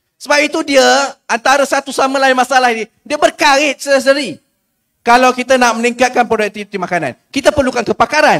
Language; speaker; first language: Malay; native; Malay